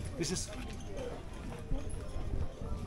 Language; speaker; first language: German; non-native, learner; Spanish